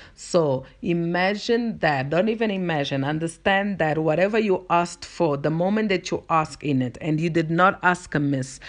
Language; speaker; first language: English; non-native, fluent; Portuguese